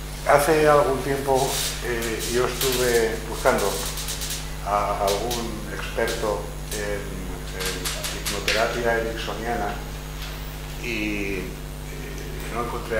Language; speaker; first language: Spanish; native; Spanish